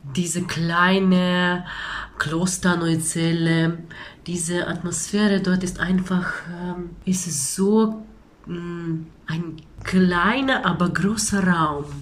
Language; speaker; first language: German; non-native, learner; Ukrainian